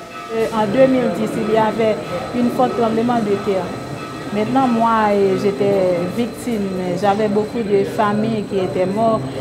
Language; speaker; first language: French; non-native, local second language; Haitian Creole